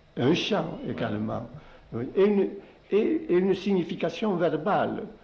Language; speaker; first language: French; non-native, local second language; Occitan